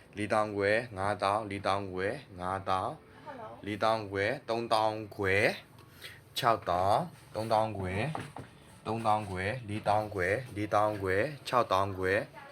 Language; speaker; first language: Burmese; native; Burmese